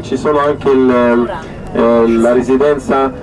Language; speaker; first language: Italian; non-native, fluent; Arabic